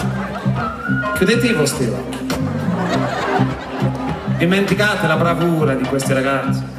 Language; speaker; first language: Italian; non-native, fluent; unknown